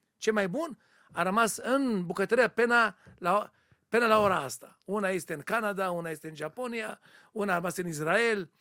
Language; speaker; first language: Romanian; non-native, learner; Hebrew